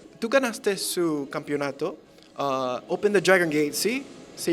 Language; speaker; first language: Spanish; early bilingual, heritage; English